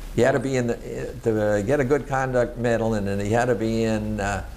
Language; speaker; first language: English; native; English